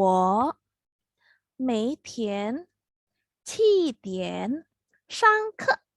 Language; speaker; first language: Chinese; non-native, fluent; Indonesian